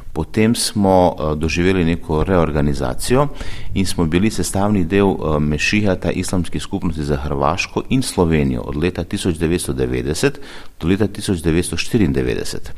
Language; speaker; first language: Slovenian; non-native, local second language; Bosnian